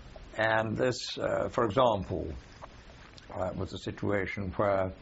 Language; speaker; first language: English; native; English